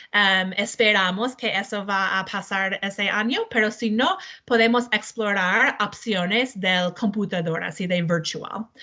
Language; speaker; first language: Spanish; non-native, learner; English